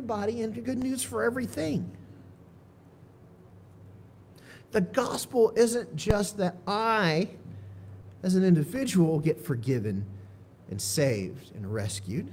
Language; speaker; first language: English; native; English